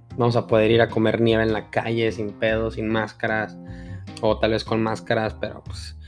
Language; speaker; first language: Spanish; early bilingual, heritage; Spanish